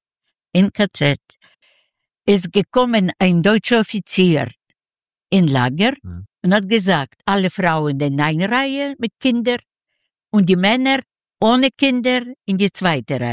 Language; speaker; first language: German; non-native, learner; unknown